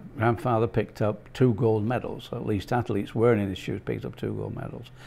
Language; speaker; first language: English; native; English